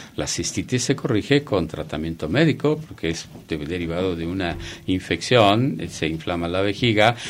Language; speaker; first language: Spanish; native; Spanish